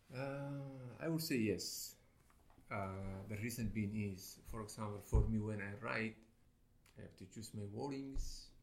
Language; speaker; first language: English; non-native, fluent; Somali